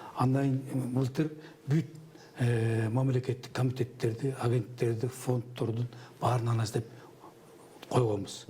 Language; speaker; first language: Kyrgyz; native; Kyrgyz